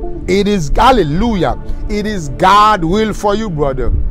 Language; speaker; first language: English; non-native, fluent; Haitian Creole